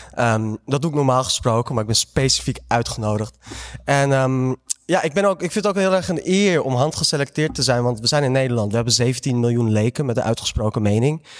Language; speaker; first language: Dutch; early bilingual, other home language; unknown